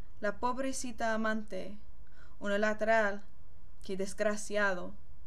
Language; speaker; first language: Spanish; non-native, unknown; English